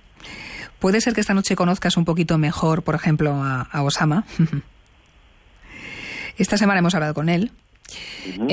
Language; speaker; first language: Spanish; native; Spanish